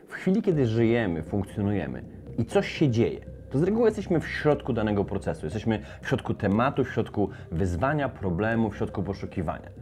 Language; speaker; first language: Polish; native; Polish